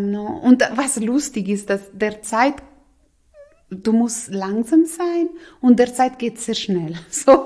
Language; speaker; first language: German; non-native, local second language; Italian